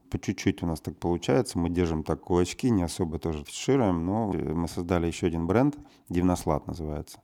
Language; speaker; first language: Russian; native; Russian